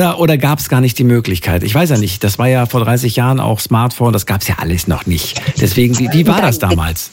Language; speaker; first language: German; native; German